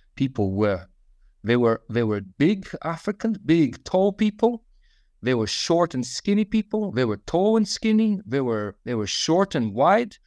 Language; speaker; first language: English; non-native, fluent; Russian